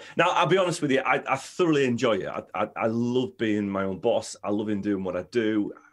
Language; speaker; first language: English; native; English